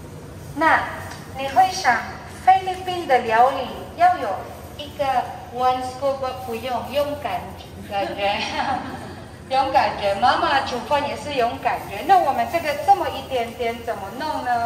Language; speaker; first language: Chinese; non-native, learner; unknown